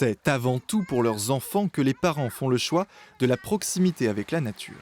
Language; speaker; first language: French; native; French